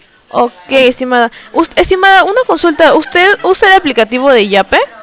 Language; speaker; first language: Spanish; native; Spanish